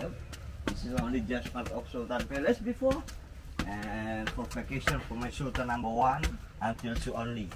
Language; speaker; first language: English; non-native, learner; Indonesian